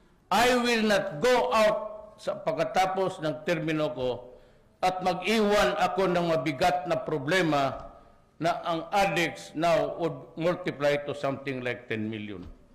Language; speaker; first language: Filipino; non-native, local second language; Cebuano